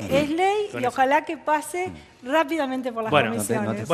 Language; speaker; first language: Spanish; native; Spanish